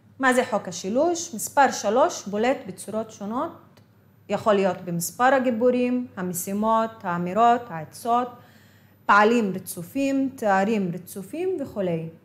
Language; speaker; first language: Hebrew; non-native, local second language; Arabic